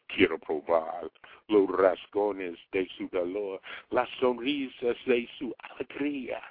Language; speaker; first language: Spanish; non-native, learner; English